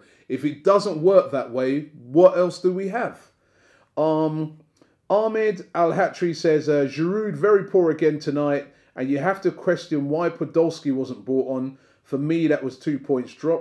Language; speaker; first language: English; native; English